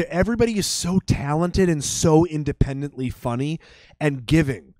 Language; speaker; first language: English; native; English